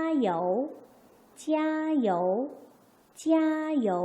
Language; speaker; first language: Chinese; non-native, fluent; Korean